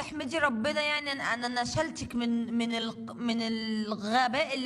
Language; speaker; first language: Arabic; native; Arabic